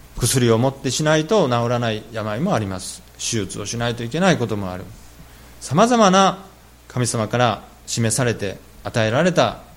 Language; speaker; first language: Japanese; native; Japanese